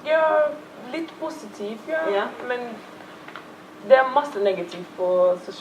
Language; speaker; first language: Norwegian; early bilingual, other home language; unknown